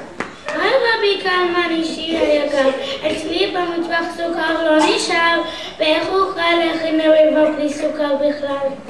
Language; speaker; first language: Hebrew; non-native, learner; English